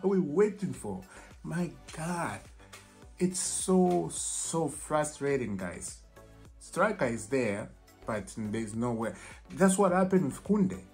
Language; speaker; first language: English; non-native, fluent; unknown